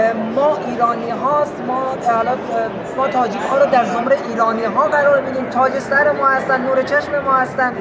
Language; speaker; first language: Persian; native; Persian